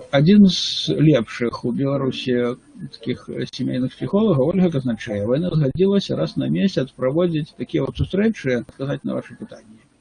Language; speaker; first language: Belarusian; non-native, local second language; Russian